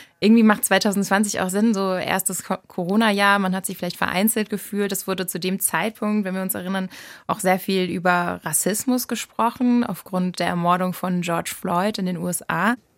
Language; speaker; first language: German; native; German